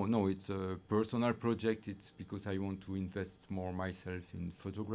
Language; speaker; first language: English; non-native, learner; French